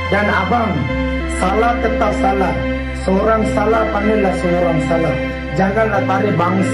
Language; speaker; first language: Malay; non-native, fluent; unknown